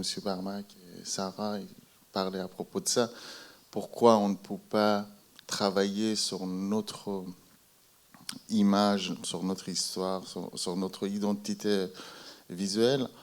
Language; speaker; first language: French; non-native, fluent; Persian